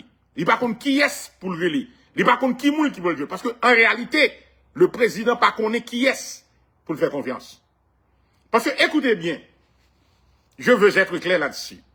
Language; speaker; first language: French; non-native, local second language; Haitian Creole